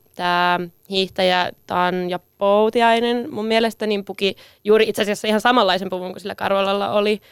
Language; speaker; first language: Finnish; native; Finnish